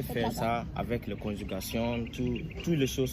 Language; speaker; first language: French; non-native, learner; English